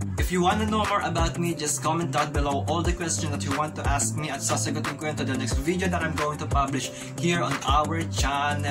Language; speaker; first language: English; non-native, local second language; Filipino